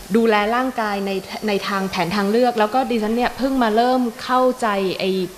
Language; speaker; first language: Thai; native; Thai